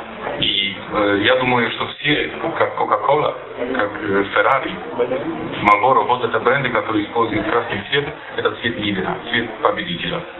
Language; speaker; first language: Russian; non-native, fluent; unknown